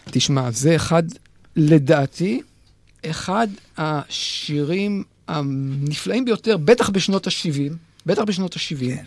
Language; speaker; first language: Hebrew; native; Hebrew